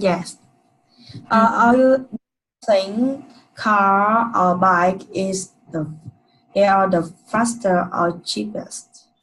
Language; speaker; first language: English; non-native, learner; Vietnamese